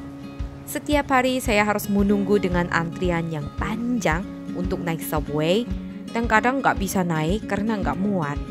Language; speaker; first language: Indonesian; non-native, fluent; Korean